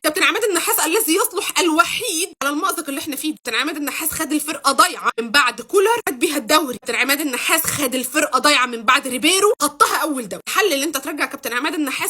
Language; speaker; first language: Arabic; native; Arabic